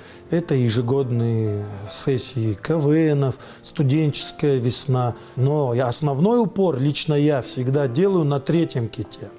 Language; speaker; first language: Russian; native; Russian